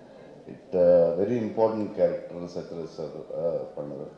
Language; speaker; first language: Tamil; non-native, learner; Telugu